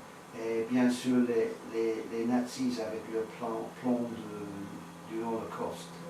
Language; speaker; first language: French; non-native, learner; English